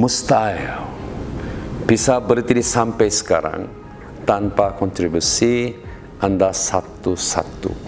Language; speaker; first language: Indonesian; non-native, learner; Korean